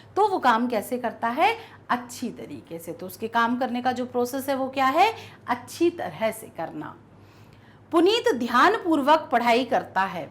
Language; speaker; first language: Hindi; native; Hindi